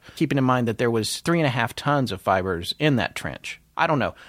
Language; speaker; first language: English; native; English